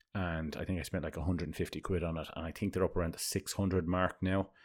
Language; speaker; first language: English; native; English